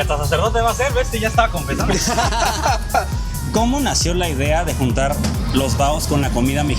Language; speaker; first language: Spanish; native; Spanish